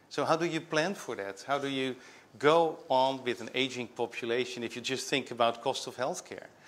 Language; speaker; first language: English; non-native, fluent; Dutch